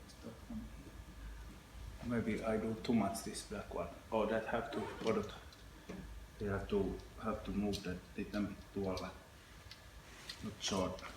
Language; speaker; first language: English; non-native, learner; Finnish